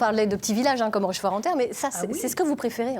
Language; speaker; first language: French; native; French